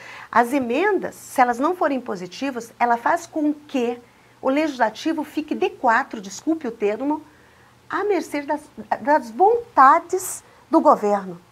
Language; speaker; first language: Portuguese; native; Portuguese